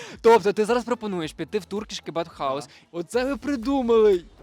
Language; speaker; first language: Ukrainian; native; Ukrainian